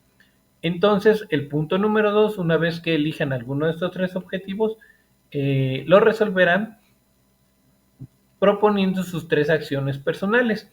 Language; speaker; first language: Spanish; native; Spanish